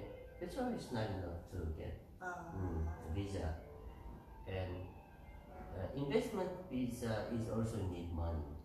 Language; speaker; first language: English; non-native, learner; Korean